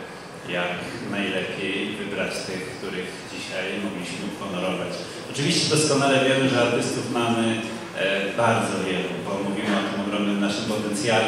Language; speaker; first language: Polish; native; Polish